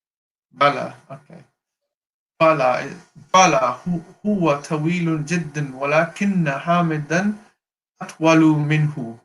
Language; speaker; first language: Arabic; non-native, learner; English